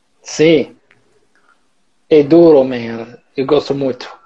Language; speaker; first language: Portuguese; non-native, learner; English